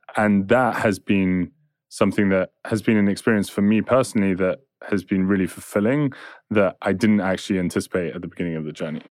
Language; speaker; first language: English; native; English